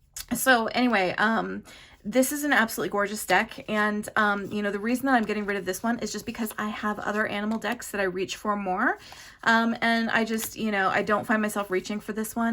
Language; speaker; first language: English; native; English